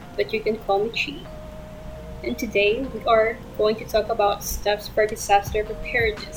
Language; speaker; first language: English; non-native, local second language; Filipino